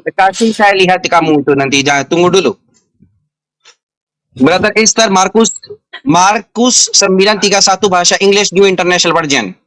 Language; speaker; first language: Indonesian; non-native, fluent; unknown